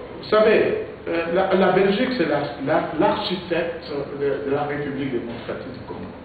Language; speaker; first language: French; non-native, local second language; Lingala